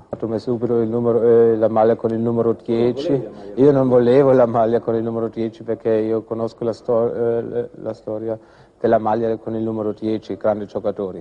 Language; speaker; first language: Italian; non-native, fluent; German